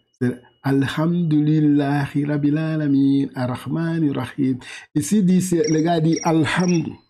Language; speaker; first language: French; non-native, local second language; Wolof